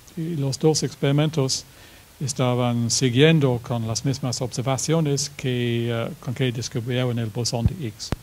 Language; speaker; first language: Spanish; non-native, fluent; English